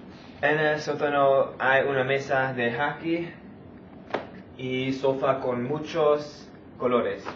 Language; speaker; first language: Spanish; non-native, learner; English